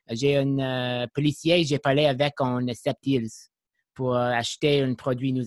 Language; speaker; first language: French; non-native, learner; English